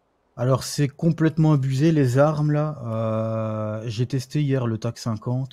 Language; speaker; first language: French; native; French